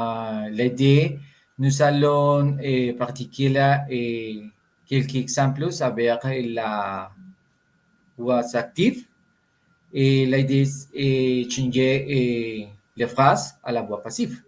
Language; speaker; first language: French; non-native, learner; Spanish